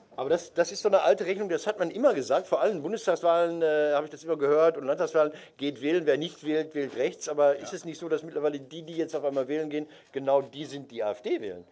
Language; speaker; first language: German; native; German